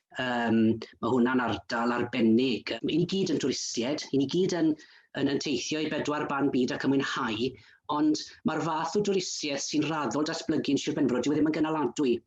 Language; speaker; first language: Welsh; native; Welsh